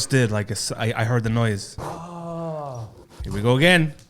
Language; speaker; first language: English; native; English